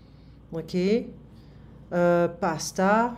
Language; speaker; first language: Italian; non-native, learner; French